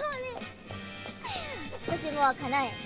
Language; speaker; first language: Japanese; non-native, learner; Indonesian